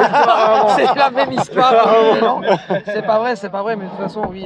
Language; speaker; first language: French; non-native, fluent; Italian